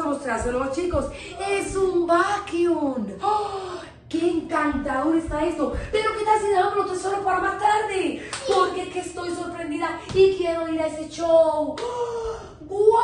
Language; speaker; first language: Spanish; native; Spanish